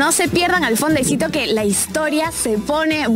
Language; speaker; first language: Spanish; native; Spanish